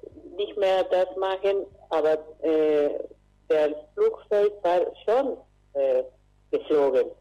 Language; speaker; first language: German; non-native, fluent; Spanish